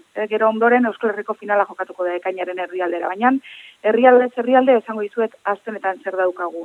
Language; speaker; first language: Basque; native; Basque